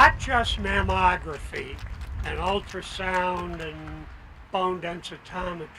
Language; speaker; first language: English; native; English